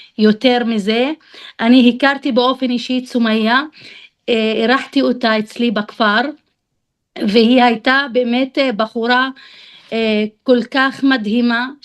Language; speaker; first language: Hebrew; non-native, local second language; Arabic